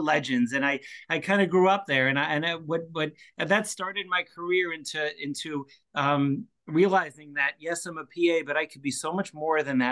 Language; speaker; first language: English; native; English